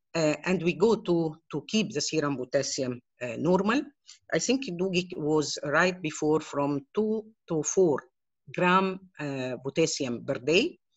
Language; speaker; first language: English; non-native, fluent; Arabic